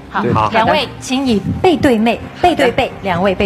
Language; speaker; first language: Chinese; native; Chinese